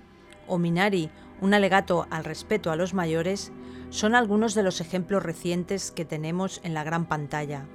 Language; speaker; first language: Spanish; native; Spanish